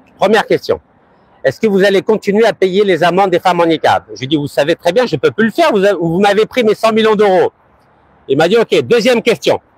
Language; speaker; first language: French; early bilingual, other home language; Arabic